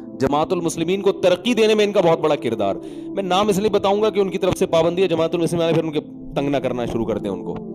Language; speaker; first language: Urdu; native; Urdu